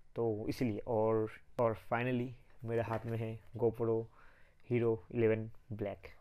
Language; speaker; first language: Hindi; non-native, local second language; Bangla